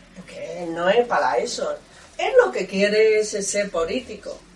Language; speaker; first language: Spanish; non-native, learner; Chinese